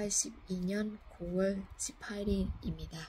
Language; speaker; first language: Korean; non-native, fluent; Vietnamese